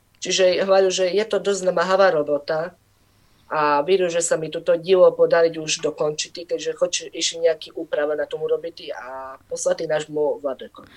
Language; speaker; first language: Slovak; non-native, local second language; Rusyn